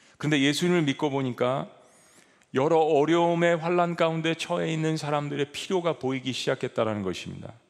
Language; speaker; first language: Korean; native; Korean